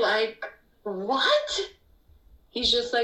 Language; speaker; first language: English; non-native, fluent; Spanish